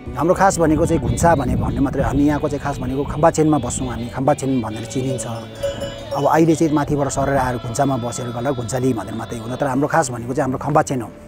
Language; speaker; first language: Nepali; non-native, local second language; Sherpa